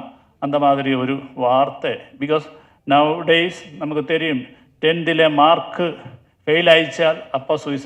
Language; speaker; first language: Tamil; non-native, learner; Malayalam